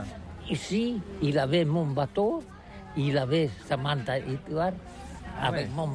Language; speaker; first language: French; non-native, learner; Catalan